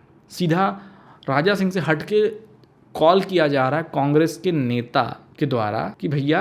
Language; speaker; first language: Hindi; native; Hindi